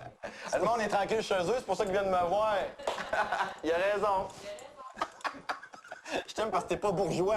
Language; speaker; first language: French; native; French